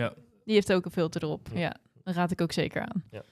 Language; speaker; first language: Dutch; native; Dutch